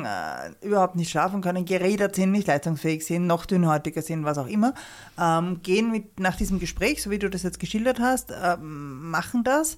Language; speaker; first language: German; native; German